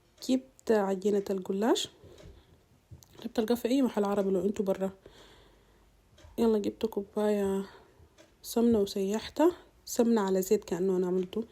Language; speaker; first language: Arabic; native; Arabic